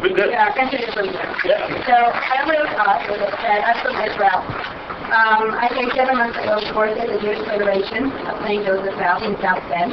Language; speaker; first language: English; non-native, fluent; Hebrew